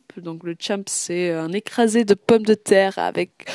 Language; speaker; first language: French; non-native, fluent; English